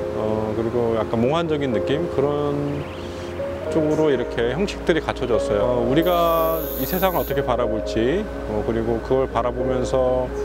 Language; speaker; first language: Korean; native; Korean